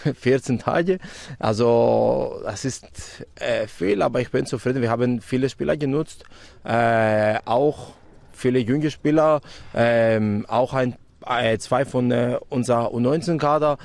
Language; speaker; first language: German; non-native, fluent; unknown